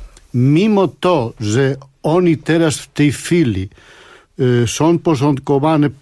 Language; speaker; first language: Polish; non-native, fluent; Spanish